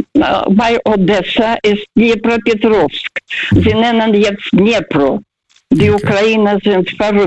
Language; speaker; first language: German; non-native, learner; Russian